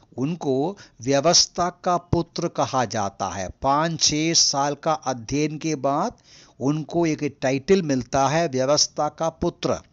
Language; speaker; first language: Hindi; non-native, local second language; Malayalam